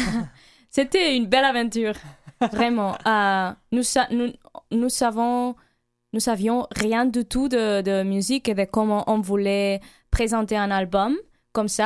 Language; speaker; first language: French; non-native, fluent; Catalan